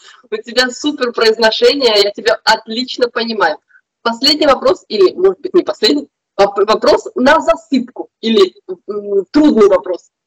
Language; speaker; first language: Russian; native; Russian